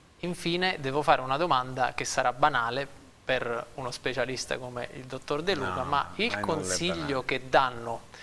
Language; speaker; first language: Italian; native; Italian